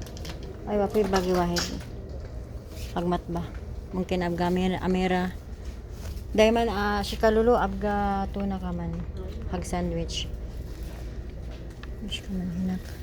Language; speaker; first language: Arabic; non-native, learner; Filipino